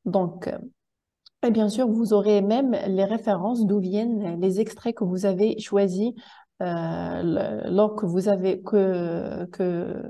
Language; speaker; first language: French; non-native, local second language; Arabic